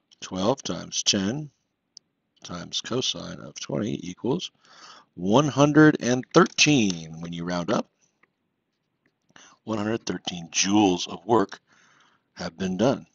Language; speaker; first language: English; native; English